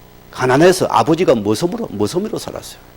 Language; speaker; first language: Korean; native; Korean